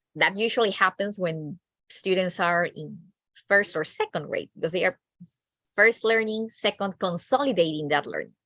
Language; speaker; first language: English; non-native, fluent; Spanish